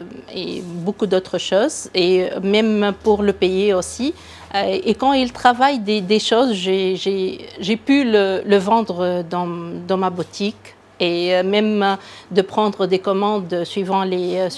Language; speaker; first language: French; non-native, local second language; Arabic